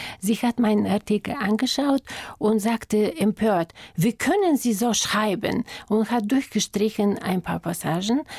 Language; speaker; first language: German; non-native, fluent; Bulgarian